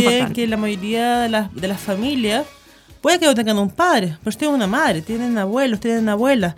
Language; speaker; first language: Spanish; native; Spanish